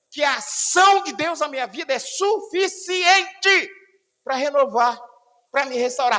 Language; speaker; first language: Portuguese; native; Portuguese